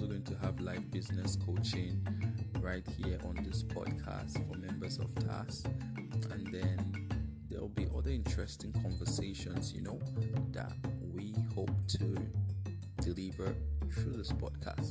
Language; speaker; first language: English; non-native, local second language; Yoruba